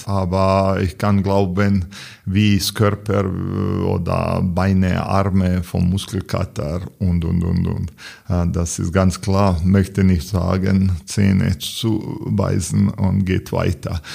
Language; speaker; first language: German; non-native, learner; Serbian